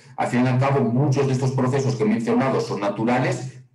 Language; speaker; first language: Spanish; native; Spanish